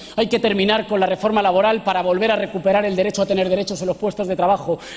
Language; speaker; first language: Spanish; native; Spanish